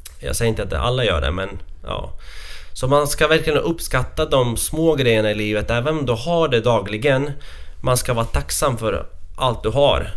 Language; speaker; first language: Swedish; non-native, fluent; Latvian